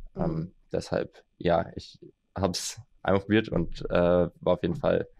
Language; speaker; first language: German; native; German